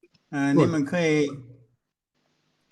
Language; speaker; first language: Chinese; non-native, fluent; English